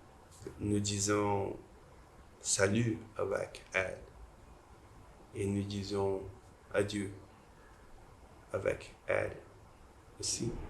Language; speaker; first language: French; non-native, learner; Portuguese